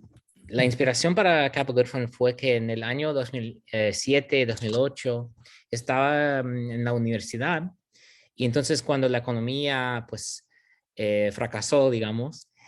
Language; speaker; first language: Spanish; non-native, fluent; English